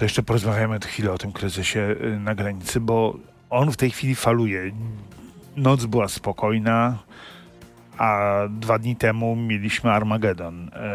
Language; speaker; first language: Polish; native; Polish